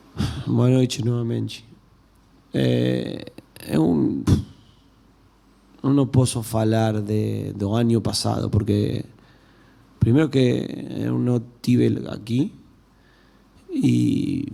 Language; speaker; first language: Portuguese; non-native, learner; Spanish